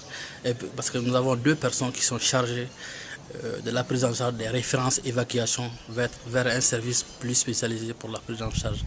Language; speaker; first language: French; non-native, local second language; Bambara